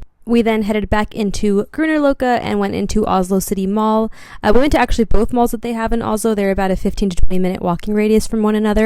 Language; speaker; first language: English; native; English